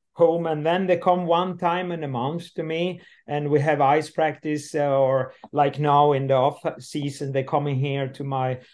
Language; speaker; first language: English; non-native, learner; Swedish